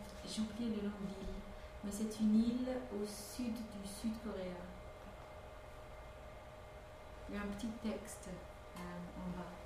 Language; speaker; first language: French; non-native, fluent; English